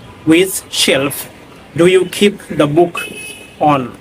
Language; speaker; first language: English; non-native, local second language; Bangla